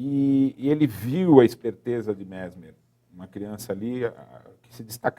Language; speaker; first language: Portuguese; native; Portuguese